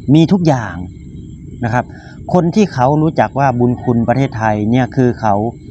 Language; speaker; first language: Thai; native; Thai